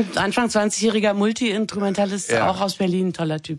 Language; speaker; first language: German; native; German